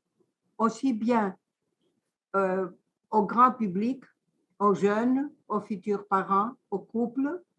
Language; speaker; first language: French; non-native, fluent; Greek